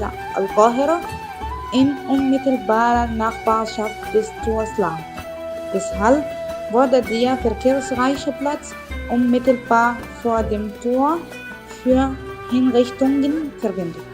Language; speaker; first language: German; non-native, learner; Arabic